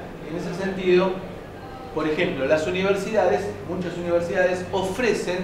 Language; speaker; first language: Spanish; native; Spanish